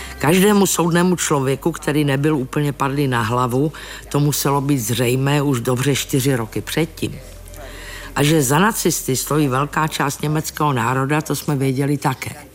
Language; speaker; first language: Czech; native; Czech